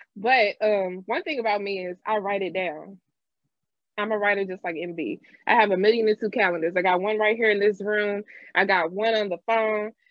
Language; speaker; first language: English; native; English